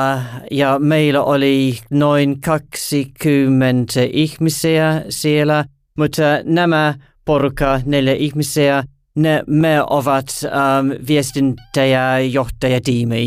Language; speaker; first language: Finnish; non-native, learner; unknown